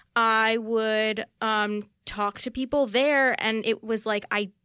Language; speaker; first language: English; early bilingual, other home language; Spanish